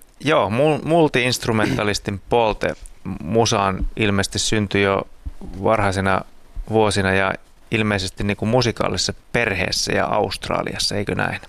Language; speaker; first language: Finnish; native; Finnish